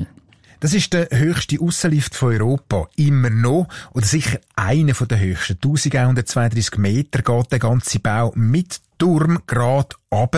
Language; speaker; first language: German; native; German